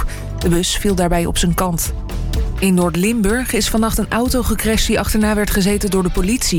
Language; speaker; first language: Dutch; native; Dutch